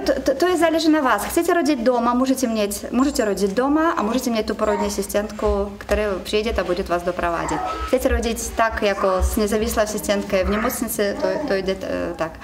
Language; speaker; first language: Czech; non-native, learner; Russian